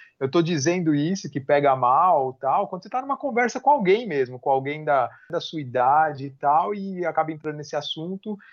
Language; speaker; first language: Portuguese; native; Portuguese